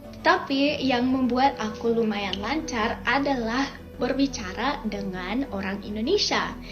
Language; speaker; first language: Indonesian; non-native, fluent; English